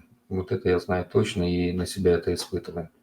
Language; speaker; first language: Russian; non-native, local second language; Uzbek